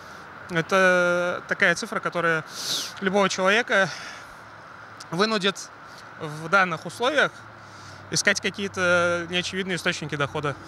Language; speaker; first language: Russian; native; Russian